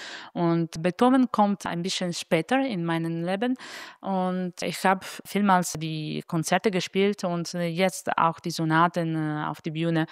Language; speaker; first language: German; non-native, fluent; Italian